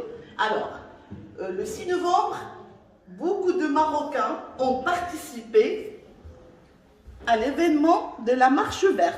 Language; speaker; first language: French; non-native, local second language; Arabic